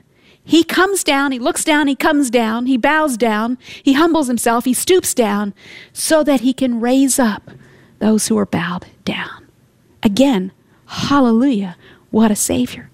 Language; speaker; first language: English; native; English